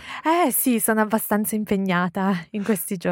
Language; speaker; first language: Italian; native; Italian